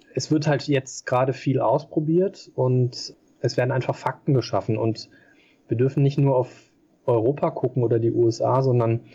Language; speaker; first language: German; native; German